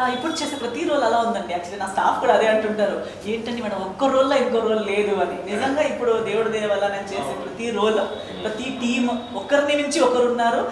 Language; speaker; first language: Telugu; non-native, fluent; Konkani